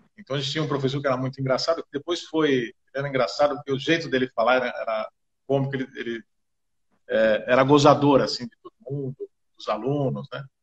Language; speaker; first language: Portuguese; native; Portuguese